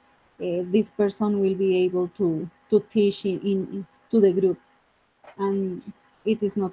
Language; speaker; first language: English; non-native, fluent; Spanish